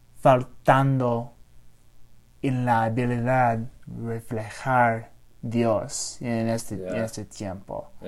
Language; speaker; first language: Spanish; non-native, learner; English